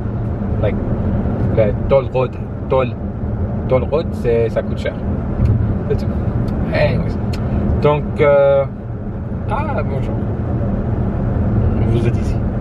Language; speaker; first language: French; non-native, learner; English